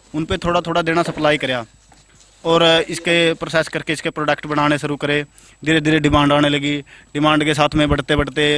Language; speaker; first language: Hindi; native; Hindi